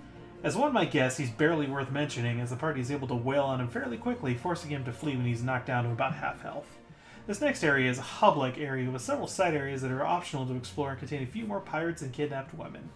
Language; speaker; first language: English; native; English